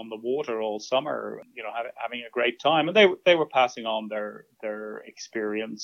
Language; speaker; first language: English; native; English